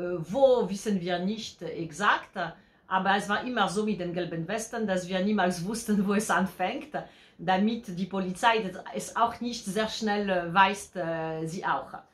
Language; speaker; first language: German; non-native, fluent; Polish